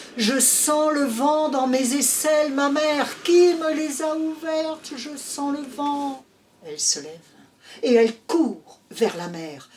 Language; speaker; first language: French; native; French